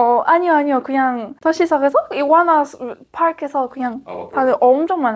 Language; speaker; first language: Korean; non-native, fluent; Spanish